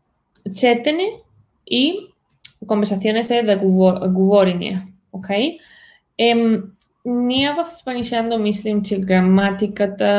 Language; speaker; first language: Bulgarian; non-native, fluent; Spanish